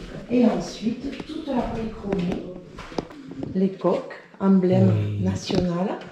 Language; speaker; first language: French; native; French